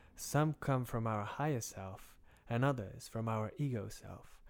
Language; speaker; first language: English; non-native, fluent; Bulgarian